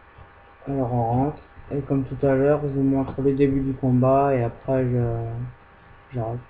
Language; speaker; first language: French; native; French